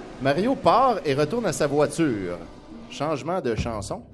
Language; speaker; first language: French; native; French